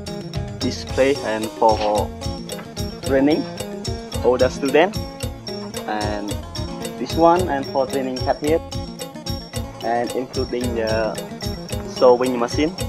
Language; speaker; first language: English; non-native, learner; Khmer